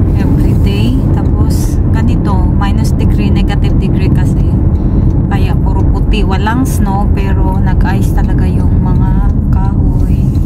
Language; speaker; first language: Filipino; non-native, local second language; Cebuano